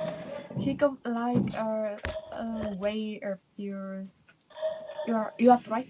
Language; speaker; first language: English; non-native, learner; Vietnamese